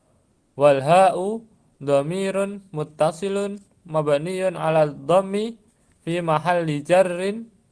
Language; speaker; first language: Arabic; non-native, learner; Indonesian